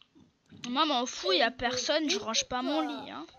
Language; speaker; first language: French; native; French